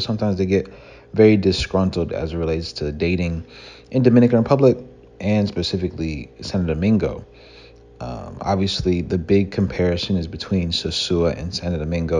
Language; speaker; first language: English; native; English